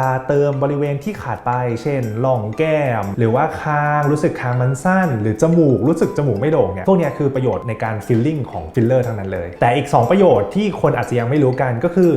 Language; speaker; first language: Thai; native; Thai